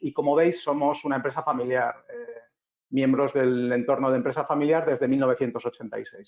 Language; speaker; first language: Spanish; native; Spanish